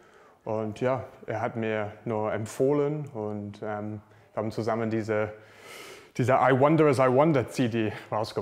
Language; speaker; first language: German; non-native, learner; English